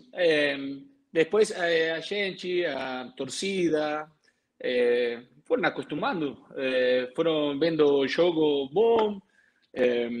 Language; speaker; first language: Portuguese; non-native, learner; Spanish